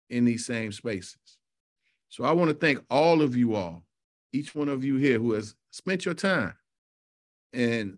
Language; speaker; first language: English; native; English